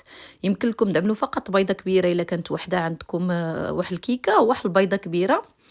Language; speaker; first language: Arabic; native; Arabic